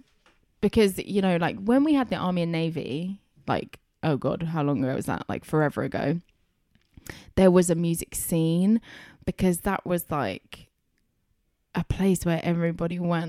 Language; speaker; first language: English; native; English